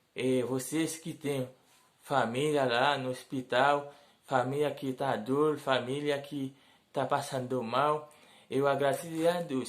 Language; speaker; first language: Portuguese; non-native, learner; Haitian Creole